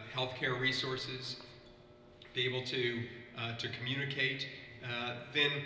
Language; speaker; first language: English; native; English